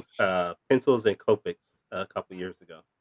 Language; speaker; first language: English; native; English